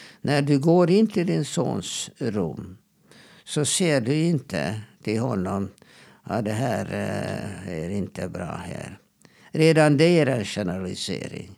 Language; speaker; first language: Swedish; non-native, fluent; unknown